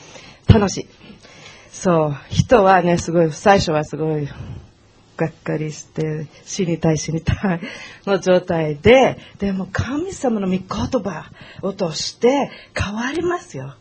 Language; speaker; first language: Japanese; non-native, learner; Portuguese